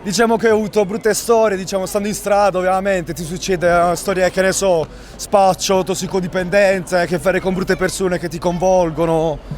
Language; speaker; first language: Italian; native; Italian